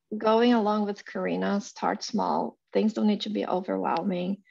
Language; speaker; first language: English; non-native, fluent; Portuguese